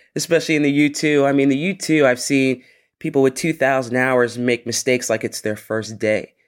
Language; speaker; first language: English; native; English